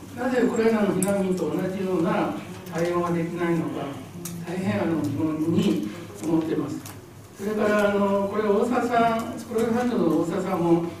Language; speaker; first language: Japanese; native; Japanese